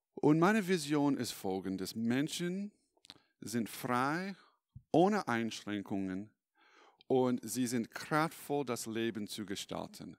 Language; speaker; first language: German; non-native, fluent; English